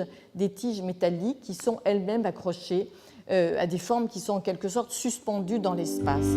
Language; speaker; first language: French; native; French